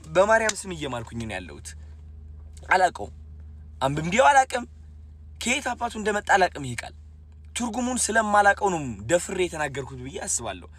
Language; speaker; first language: Amharic; native; Amharic